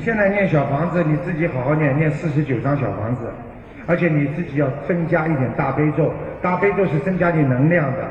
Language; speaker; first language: Chinese; native; Chinese